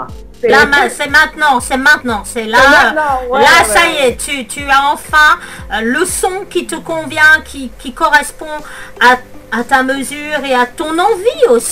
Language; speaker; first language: French; native; French